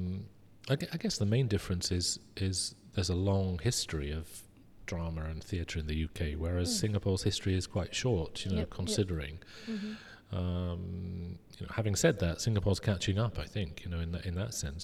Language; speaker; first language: English; native; English